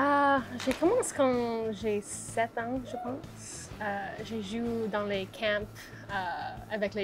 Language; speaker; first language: French; non-native, learner; English